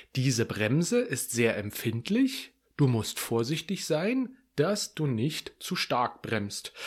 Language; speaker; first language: German; native; German